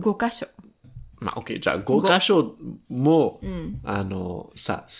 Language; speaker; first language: Japanese; non-native, fluent; English